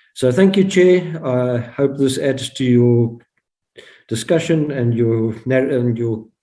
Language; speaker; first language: English; non-native, local second language; Afrikaans